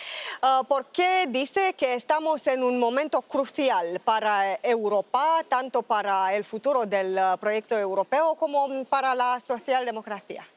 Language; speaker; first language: Spanish; non-native, learner; Romanian